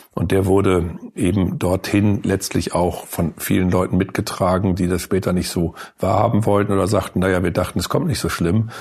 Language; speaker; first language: German; native; German